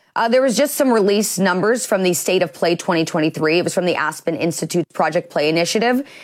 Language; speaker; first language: English; native; English